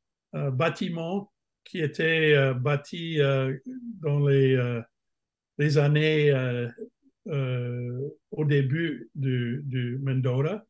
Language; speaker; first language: French; non-native, fluent; English